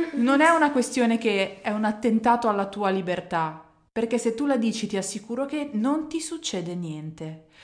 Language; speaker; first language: Italian; native; Italian